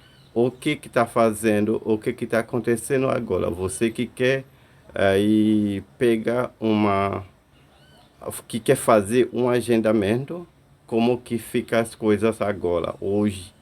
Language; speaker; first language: Portuguese; non-native, fluent; Haitian Creole